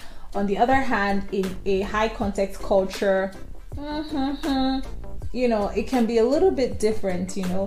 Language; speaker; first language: English; non-native, local second language; Yoruba